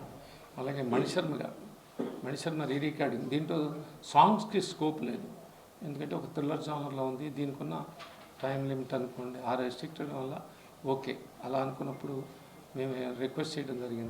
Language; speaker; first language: Telugu; native; Telugu